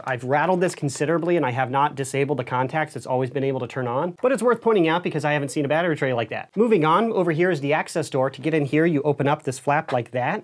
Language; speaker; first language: English; native; English